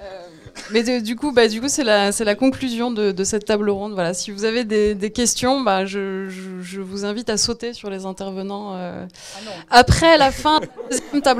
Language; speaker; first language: French; native; French